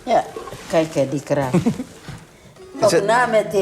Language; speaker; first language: Dutch; non-native, learner; Tigrinya